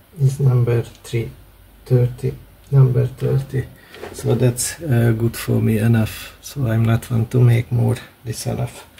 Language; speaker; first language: English; non-native, learner; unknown